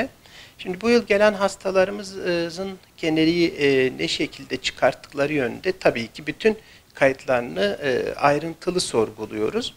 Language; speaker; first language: Turkish; native; Turkish